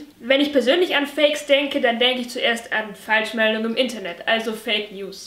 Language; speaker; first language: German; native; German